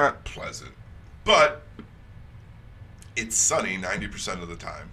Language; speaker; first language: English; native; English